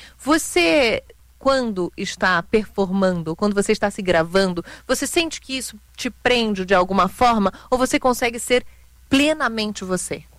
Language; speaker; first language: Portuguese; native; Portuguese